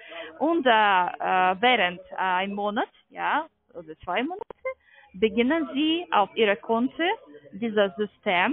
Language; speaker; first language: German; non-native, learner; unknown